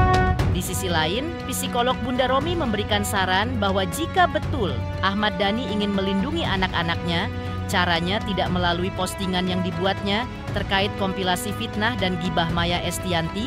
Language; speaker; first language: Indonesian; native; Indonesian